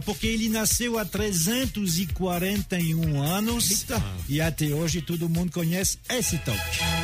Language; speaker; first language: Portuguese; non-native, fluent; French